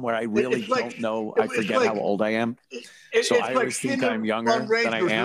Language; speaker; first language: English; native; English